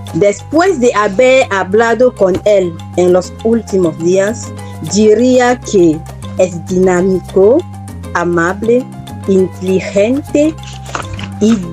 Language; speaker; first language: Spanish; non-native, fluent; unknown